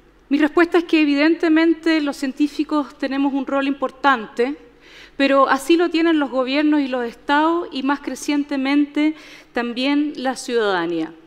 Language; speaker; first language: Spanish; native; Spanish